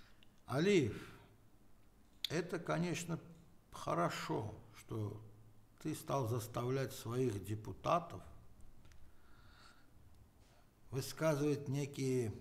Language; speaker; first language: Russian; non-native, fluent; Armenian